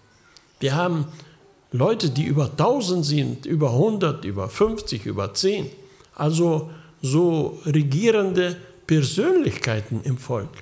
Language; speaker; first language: German; early bilingual, heritage; German